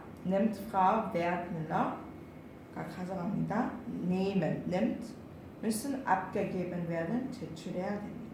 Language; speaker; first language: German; non-native, learner; Korean